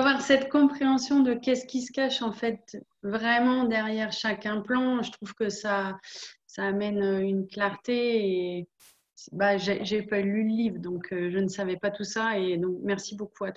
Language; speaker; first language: French; native; French